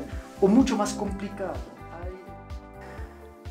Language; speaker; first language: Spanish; non-native, fluent; German